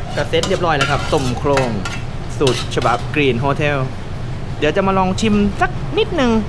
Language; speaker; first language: Thai; native; Thai